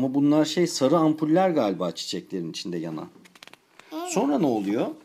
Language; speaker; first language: Turkish; native; Turkish